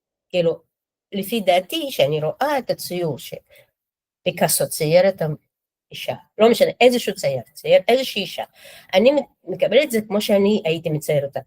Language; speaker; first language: Hebrew; non-native, fluent; Russian